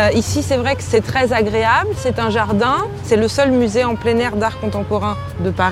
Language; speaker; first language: French; native; French